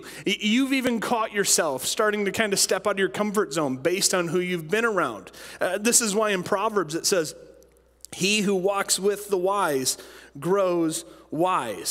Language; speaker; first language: English; native; English